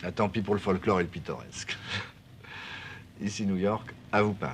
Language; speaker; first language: French; native; French